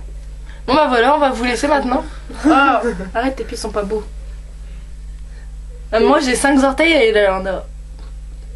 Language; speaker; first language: French; native; French